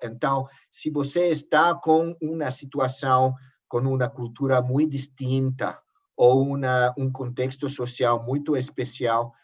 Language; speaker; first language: Portuguese; non-native, learner; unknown